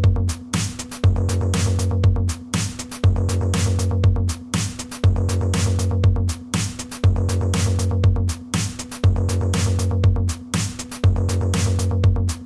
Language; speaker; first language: English; native; English